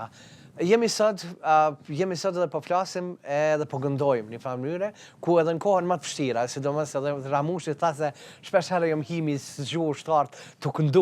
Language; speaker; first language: Albanian; native; Albanian